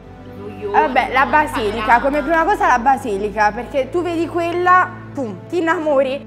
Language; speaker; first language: Italian; native; Italian